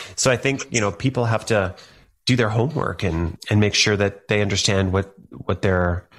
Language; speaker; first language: English; native; English